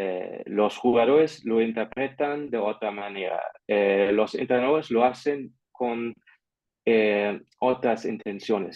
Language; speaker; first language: Spanish; non-native, fluent; German